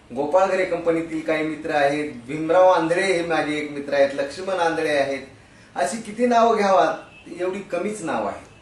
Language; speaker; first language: Marathi; native; Marathi